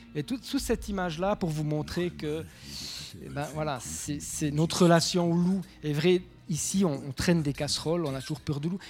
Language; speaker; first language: French; native; French